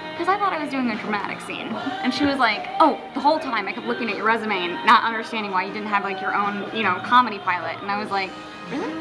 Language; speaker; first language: English; native; English